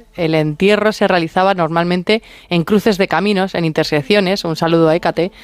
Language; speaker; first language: Spanish; native; Spanish